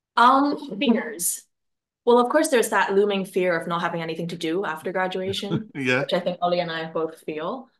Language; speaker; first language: English; non-native, local second language; Cantonese